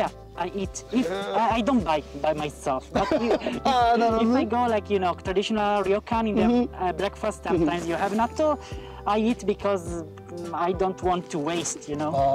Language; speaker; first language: English; non-native, fluent; Italian